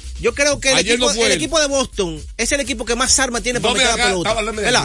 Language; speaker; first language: Spanish; native; Spanish